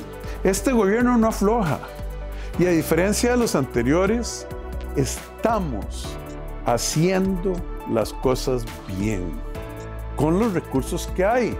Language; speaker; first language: Spanish; native; Spanish